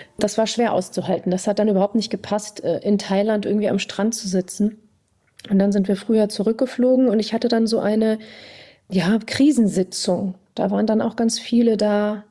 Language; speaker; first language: German; early bilingual, other home language; Persian